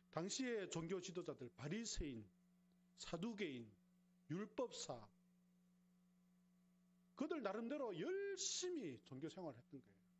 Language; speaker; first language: Korean; native; Korean